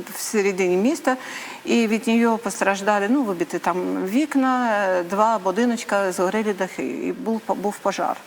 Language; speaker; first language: Ukrainian; native; Ukrainian